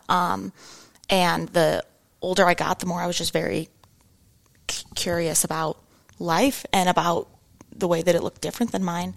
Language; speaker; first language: English; native; English